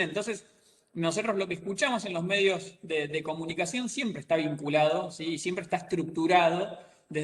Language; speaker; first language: Spanish; native; Spanish